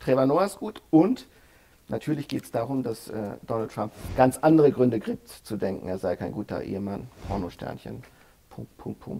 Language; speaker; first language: German; native; German